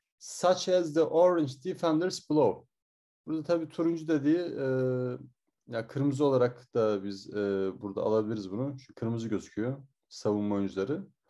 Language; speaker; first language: Turkish; native; Turkish